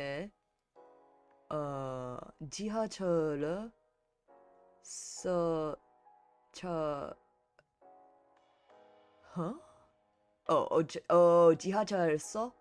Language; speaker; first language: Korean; non-native, learner; English